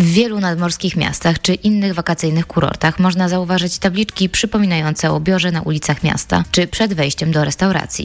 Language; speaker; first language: Polish; native; Polish